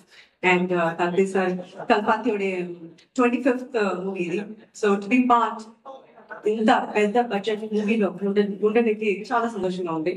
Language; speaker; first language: Telugu; non-native, learner; Tamil